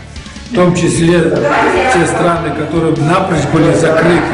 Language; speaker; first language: Russian; native; Russian